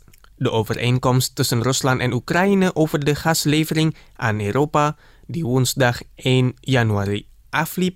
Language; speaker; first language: Dutch; non-native, fluent; Indonesian